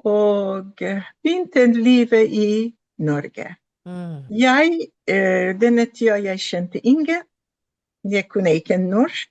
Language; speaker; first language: Norwegian; non-native, fluent; Persian